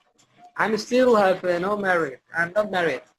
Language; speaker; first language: English; non-native, learner; Somali